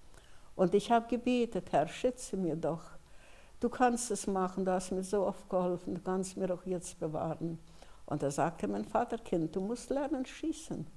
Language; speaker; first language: German; early bilingual, heritage; German